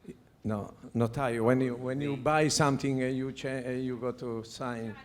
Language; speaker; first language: English; non-native, learner; Italian